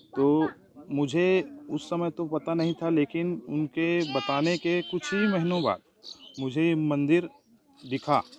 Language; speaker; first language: Hindi; native; Hindi